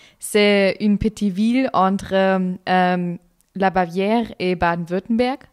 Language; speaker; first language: French; non-native, fluent; German